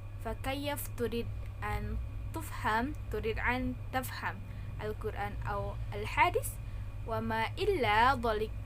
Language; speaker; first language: Arabic; non-native, learner; Indonesian